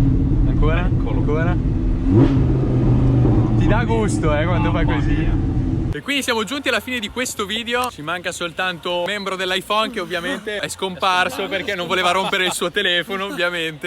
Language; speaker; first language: Italian; native; Italian